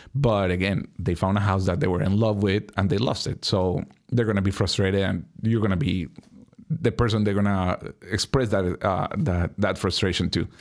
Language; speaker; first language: English; non-native, fluent; Spanish